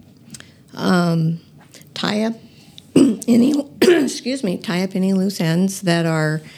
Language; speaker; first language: English; native; English